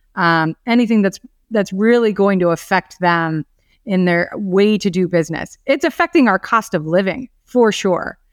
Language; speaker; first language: English; native; English